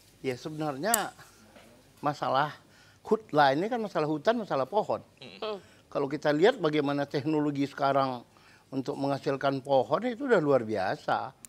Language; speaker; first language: Indonesian; native; Indonesian